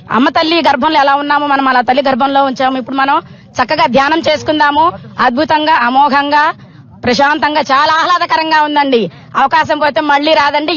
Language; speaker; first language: Telugu; native; Telugu